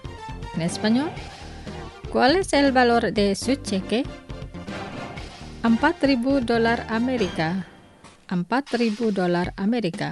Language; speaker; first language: Spanish; non-native, fluent; Indonesian